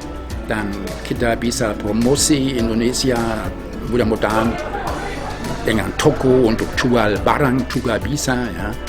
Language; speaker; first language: Indonesian; non-native, fluent; German